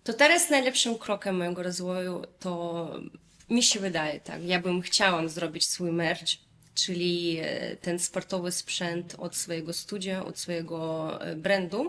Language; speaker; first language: Polish; non-native, fluent; Russian